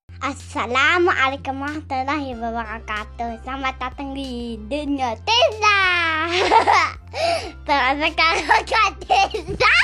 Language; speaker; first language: Indonesian; early bilingual, heritage; Indonesian